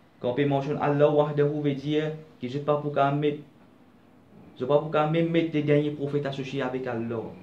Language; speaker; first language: French; non-native, local second language; Morisyen